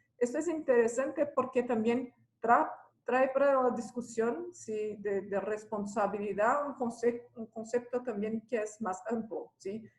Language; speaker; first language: Spanish; non-native, fluent; Portuguese